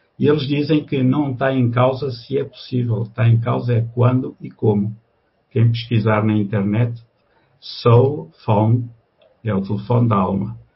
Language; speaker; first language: Portuguese; native; Portuguese